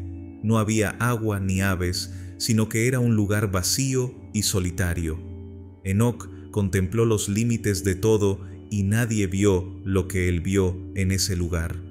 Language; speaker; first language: Spanish; native; Spanish